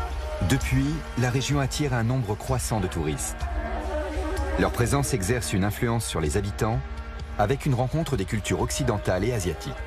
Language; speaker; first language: French; native; French